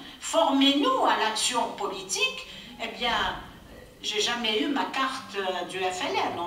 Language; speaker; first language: French; non-native, local second language; Kabyle